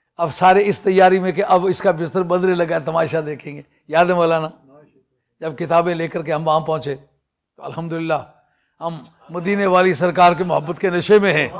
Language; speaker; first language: Urdu; non-native, local second language; Punjabi